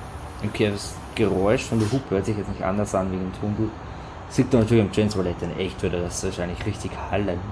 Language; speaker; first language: German; native; German